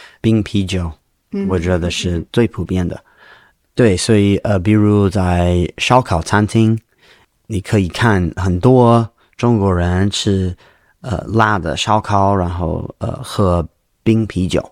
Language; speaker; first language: Chinese; non-native, learner; English